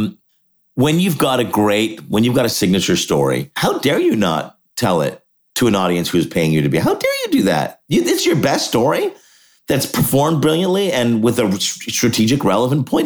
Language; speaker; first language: English; native; English